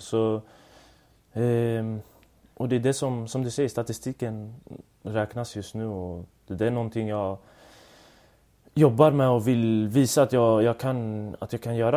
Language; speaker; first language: Swedish; early bilingual, other home language; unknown